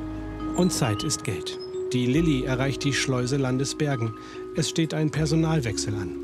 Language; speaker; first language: German; native; German